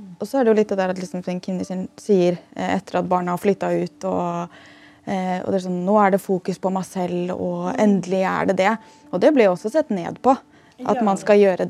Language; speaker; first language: Norwegian; native; Norwegian